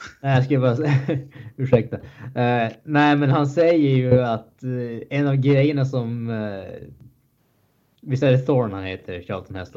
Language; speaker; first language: Swedish; native; Swedish